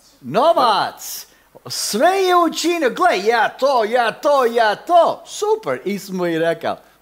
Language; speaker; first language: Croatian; non-native, fluent; English